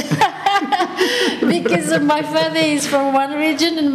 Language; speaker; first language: English; early bilingual, other home language; Tibetan